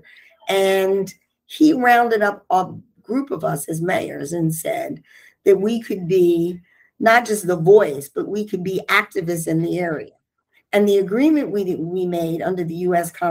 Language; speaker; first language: English; native; English